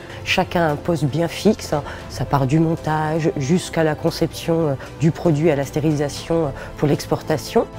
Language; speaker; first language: French; native; French